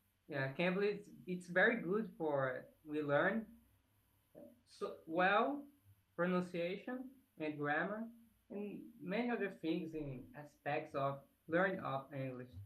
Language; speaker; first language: English; non-native, learner; Portuguese